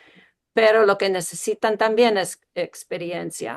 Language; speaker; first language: Spanish; non-native, fluent; English